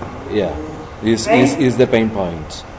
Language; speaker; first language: English; non-native, learner; Spanish